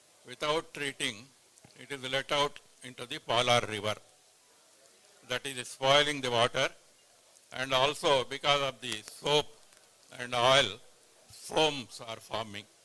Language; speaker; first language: English; non-native, local second language; Tamil